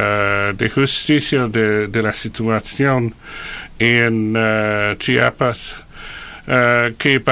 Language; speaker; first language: Spanish; non-native, fluent; French